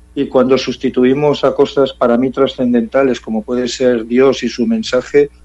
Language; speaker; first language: Spanish; early bilingual, heritage; English